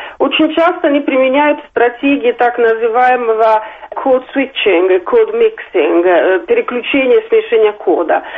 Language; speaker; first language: Russian; non-native, fluent; Italian